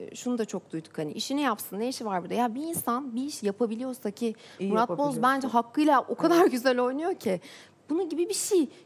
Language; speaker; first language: Turkish; native; Turkish